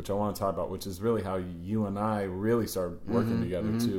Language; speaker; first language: English; native; English